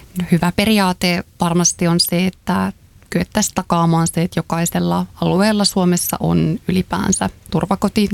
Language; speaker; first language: Finnish; native; Finnish